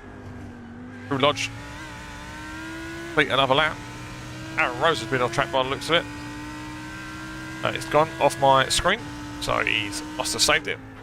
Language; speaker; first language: English; native; English